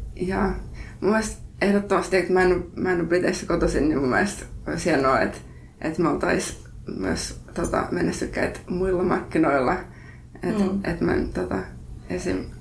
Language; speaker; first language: Finnish; early bilingual, heritage; Finnish